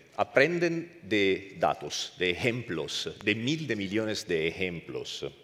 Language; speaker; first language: Spanish; non-native, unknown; Italian